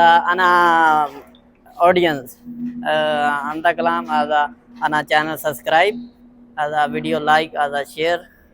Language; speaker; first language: Arabic; non-native, learner; Punjabi